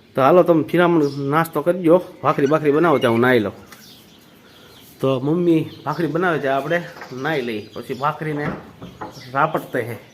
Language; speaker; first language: Gujarati; native; Gujarati